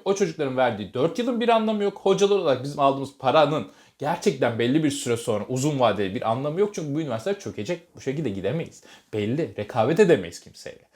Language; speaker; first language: Turkish; native; Turkish